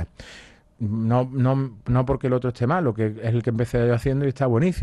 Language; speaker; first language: Spanish; native; Spanish